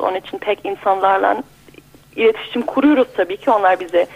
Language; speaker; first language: Turkish; early bilingual, heritage; Turkish